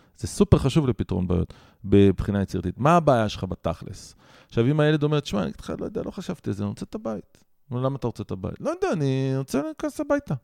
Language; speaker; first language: Hebrew; native; Hebrew